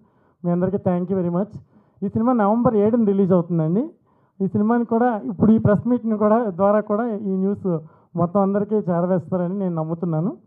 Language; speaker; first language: Telugu; native; Telugu